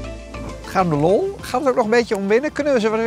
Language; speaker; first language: Dutch; native; Dutch